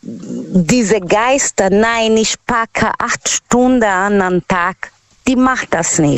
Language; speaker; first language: German; non-native, learner; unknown